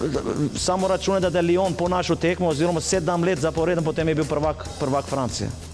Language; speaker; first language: Slovenian; non-native, fluent; Albanian